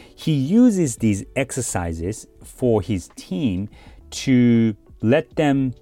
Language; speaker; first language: English; early bilingual, other home language; Japanese